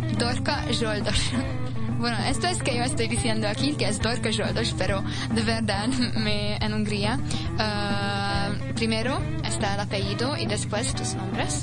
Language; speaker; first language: Spanish; non-native, learner; Hungarian